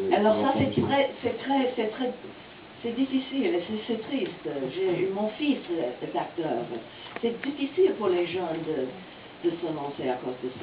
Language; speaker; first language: French; non-native, fluent; English